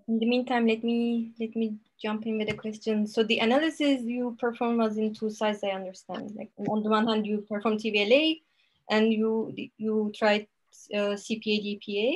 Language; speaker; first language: English; non-native, fluent; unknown